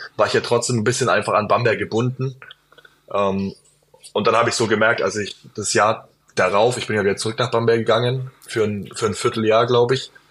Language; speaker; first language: German; native; German